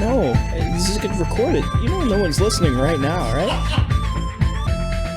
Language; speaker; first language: English; native; English